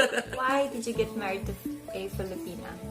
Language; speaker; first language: English; non-native, local second language; Filipino